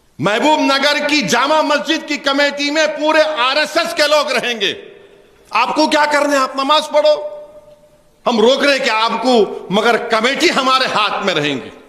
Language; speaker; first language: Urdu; native; Urdu